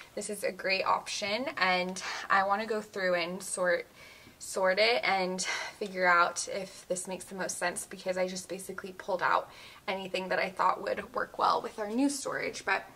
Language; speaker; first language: English; native; English